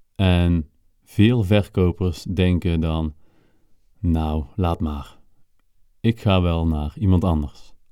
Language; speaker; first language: Dutch; native; Dutch